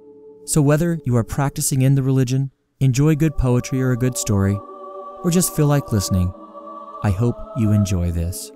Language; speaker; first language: English; native; English